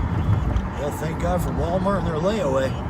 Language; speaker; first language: English; native; English